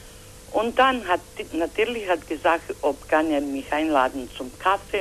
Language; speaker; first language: German; non-native, learner; Croatian